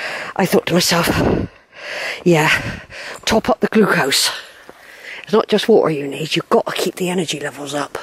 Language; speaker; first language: English; native; English